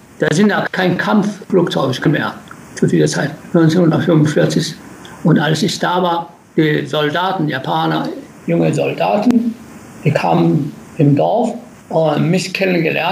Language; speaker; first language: German; non-native, learner; Japanese